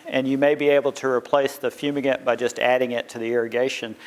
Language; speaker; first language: English; native; English